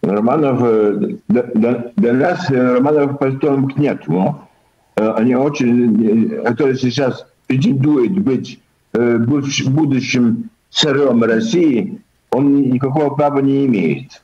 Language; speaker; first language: Russian; early bilingual, heritage; Russian